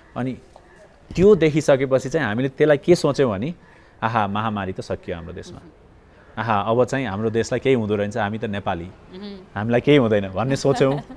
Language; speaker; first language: Nepali; native; Nepali